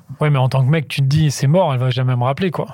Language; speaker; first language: French; native; French